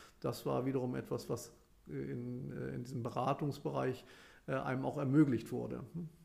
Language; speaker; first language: German; native; German